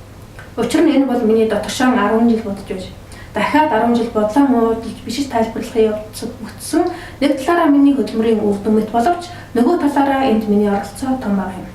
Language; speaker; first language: Mongolian; native; Mongolian